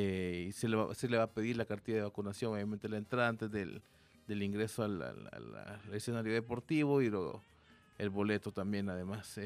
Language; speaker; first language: Spanish; native; Spanish